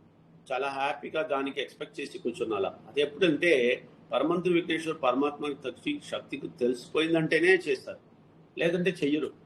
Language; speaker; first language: Telugu; non-native, learner; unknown